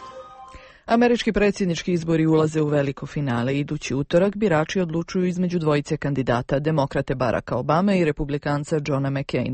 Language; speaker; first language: Croatian; native; Croatian